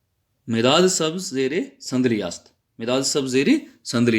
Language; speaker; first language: Persian; non-native, fluent; Urdu